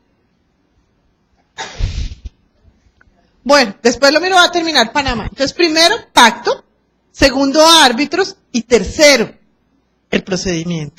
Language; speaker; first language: Spanish; native; Spanish